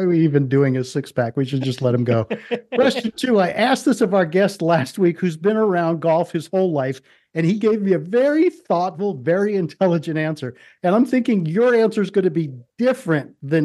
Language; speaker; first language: English; native; English